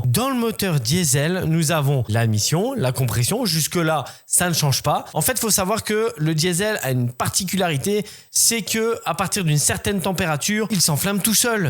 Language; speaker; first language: French; native; French